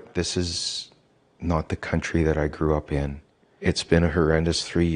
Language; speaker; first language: English; native; English